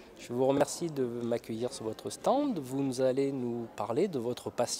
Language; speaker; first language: French; native; French